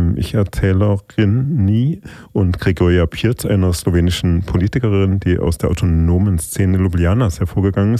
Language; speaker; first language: German; native; German